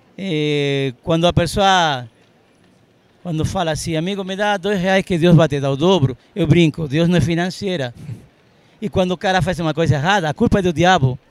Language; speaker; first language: Portuguese; non-native, fluent; Arabic